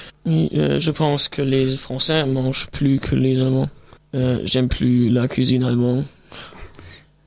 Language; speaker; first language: French; non-native, learner; German